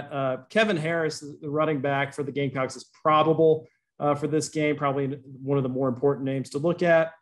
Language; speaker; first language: English; native; English